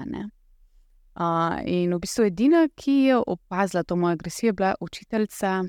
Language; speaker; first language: Slovenian; early bilingual, other home language; Russian